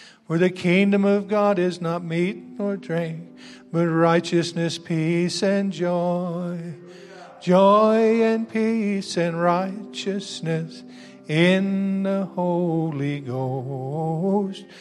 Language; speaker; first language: English; native; English